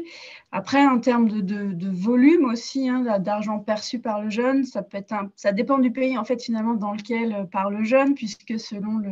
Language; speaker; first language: French; native; French